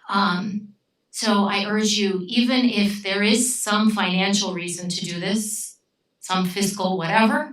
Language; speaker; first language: English; early bilingual, other home language; Romanian